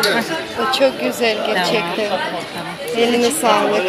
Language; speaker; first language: Turkish; non-native, learner; Russian